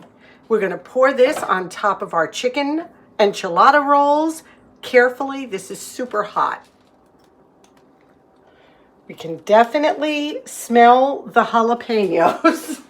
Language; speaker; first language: English; native; English